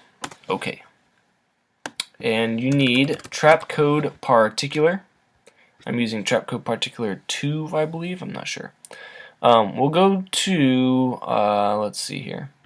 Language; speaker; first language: English; native; English